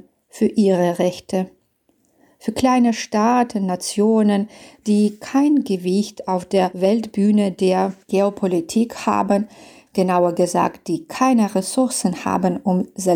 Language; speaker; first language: German; non-native, fluent; Belarusian